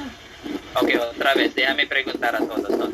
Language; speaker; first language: Spanish; non-native, fluent; Filipino